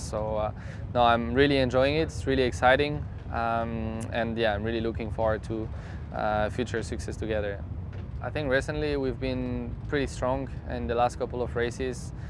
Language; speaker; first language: English; non-native, fluent; French